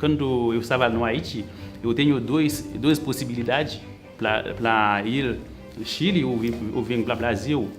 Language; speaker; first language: Portuguese; non-native, learner; Haitian Creole